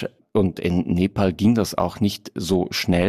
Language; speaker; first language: German; native; German